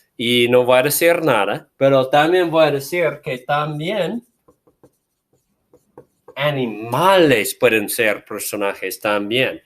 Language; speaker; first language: Spanish; non-native, fluent; English